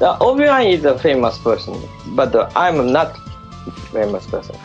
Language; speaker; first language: English; non-native, learner; Japanese